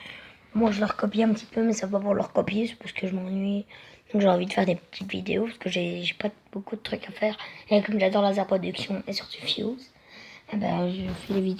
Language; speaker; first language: French; native; French